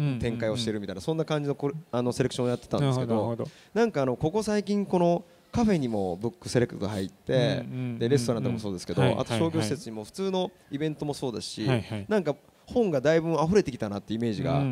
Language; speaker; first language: Japanese; native; Japanese